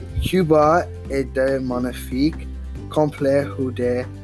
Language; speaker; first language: French; non-native, learner; English